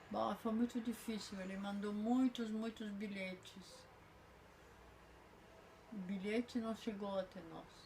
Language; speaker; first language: Portuguese; non-native, fluent; Polish